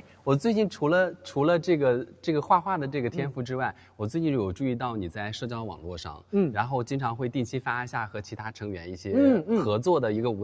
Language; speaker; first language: Chinese; native; Chinese